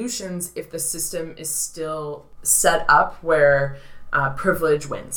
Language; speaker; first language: English; native; English